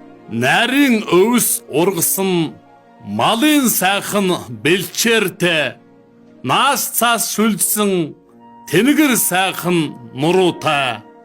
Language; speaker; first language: Mongolian; non-native, local second language; Kazakh